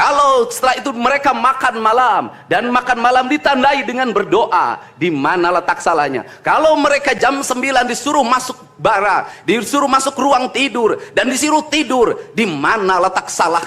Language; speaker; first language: Indonesian; native; Indonesian